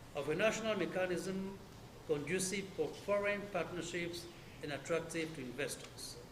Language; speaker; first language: English; non-native, local second language; French